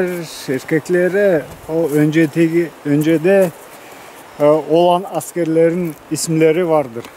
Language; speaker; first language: Turkish; non-native, learner; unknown